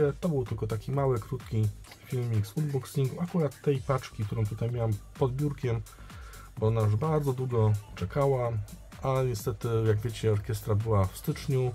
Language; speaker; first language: Polish; native; Polish